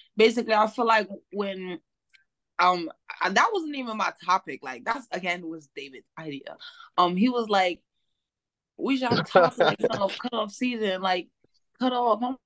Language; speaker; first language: English; native; English